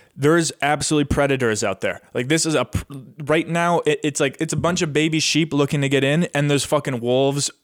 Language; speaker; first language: English; native; English